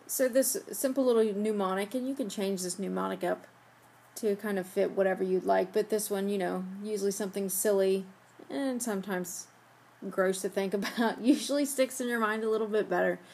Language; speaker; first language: English; native; English